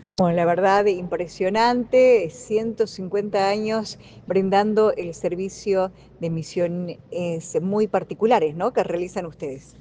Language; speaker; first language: Spanish; native; Spanish